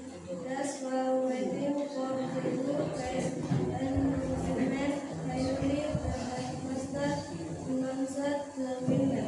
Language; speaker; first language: English; non-native, learner; Indonesian